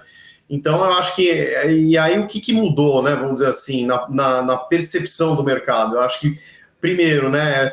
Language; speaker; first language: Portuguese; native; Portuguese